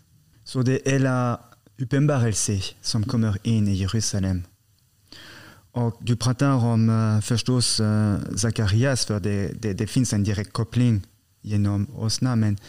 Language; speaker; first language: Swedish; non-native, fluent; French